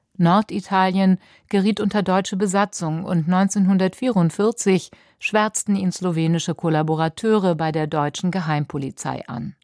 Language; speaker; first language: German; native; German